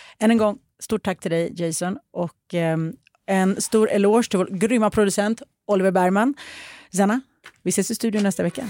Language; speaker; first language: Swedish; early bilingual, other home language; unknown